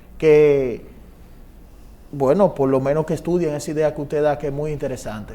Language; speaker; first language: Spanish; native; Spanish